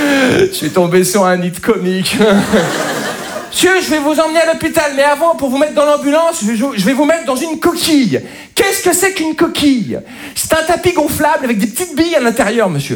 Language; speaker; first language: French; native; French